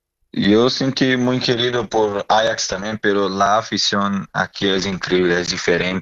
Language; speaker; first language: Spanish; non-native, learner; Portuguese